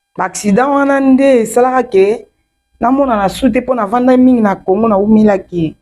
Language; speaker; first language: Lingala; non-native, local second language; Kongo